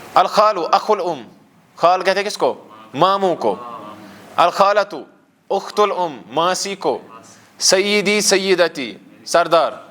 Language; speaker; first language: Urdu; non-native, local second language; Kashmiri